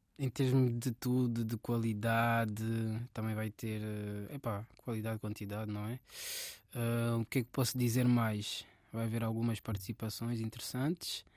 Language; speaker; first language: Portuguese; native; Portuguese